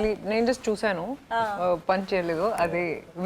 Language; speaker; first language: Telugu; non-native, learner; Hindi